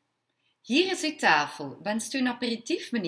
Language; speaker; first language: Dutch; non-native, local second language; French